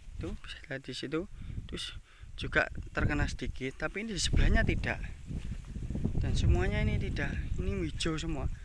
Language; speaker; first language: Indonesian; non-native, local second language; Javanese